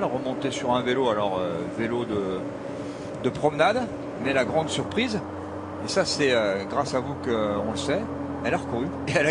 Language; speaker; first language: French; native; French